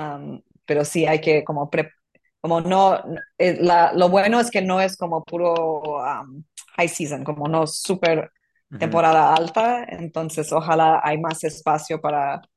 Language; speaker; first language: Spanish; non-native, fluent; English